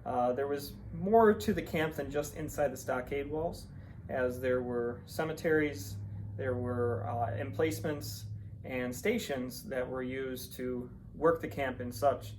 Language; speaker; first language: English; native; English